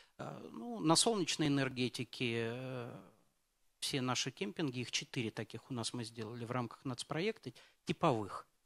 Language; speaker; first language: Russian; native; Russian